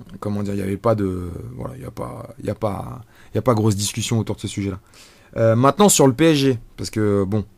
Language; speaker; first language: French; native; French